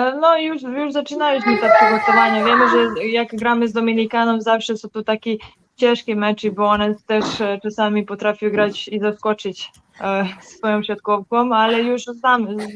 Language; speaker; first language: Polish; non-native, learner; Serbian